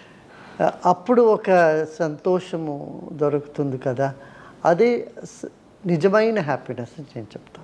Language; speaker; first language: Telugu; non-native, local second language; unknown